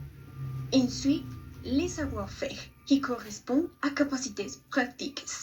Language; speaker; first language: French; non-native, learner; Spanish